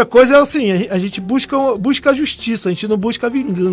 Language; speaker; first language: Portuguese; native; Portuguese